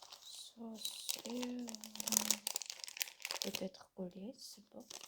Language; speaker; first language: French; non-native, learner; Korean